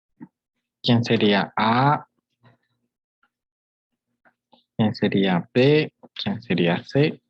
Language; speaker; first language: Spanish; native; Spanish